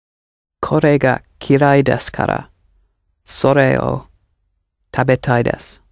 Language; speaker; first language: Japanese; non-native, learner; English